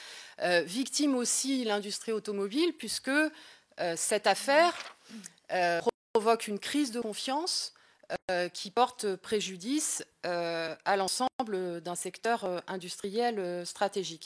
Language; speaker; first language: French; native; French